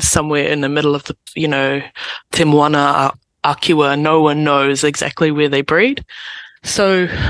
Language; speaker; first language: English; native; English